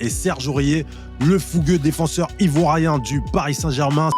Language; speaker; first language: French; native; French